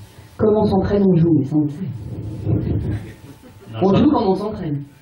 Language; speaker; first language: French; native; French